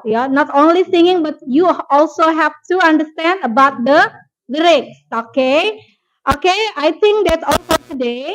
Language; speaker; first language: English; non-native, fluent; Indonesian